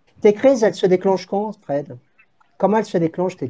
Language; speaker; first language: French; native; French